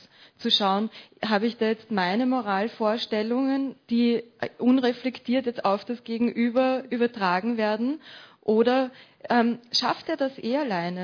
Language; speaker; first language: German; native; German